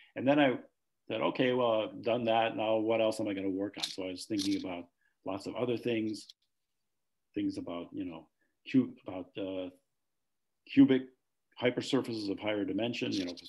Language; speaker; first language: English; native; English